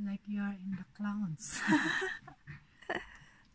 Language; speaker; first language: English; non-native, fluent; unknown